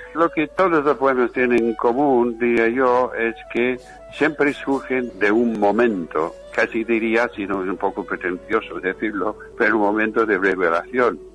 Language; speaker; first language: Spanish; non-native, fluent; English